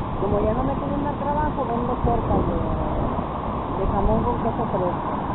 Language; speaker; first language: Spanish; native; Spanish